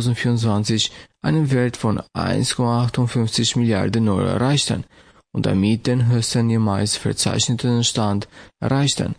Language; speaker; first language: German; non-native, fluent; Albanian